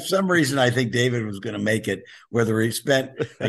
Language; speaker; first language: English; native; English